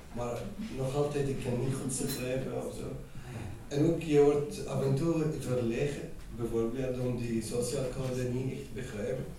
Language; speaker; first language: Dutch; non-native, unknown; Arabic